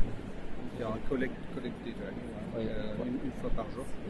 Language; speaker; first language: French; native; French